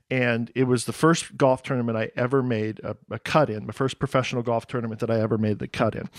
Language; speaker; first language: English; native; English